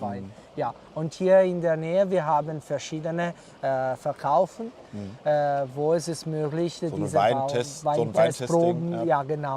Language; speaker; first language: German; non-native, fluent; Italian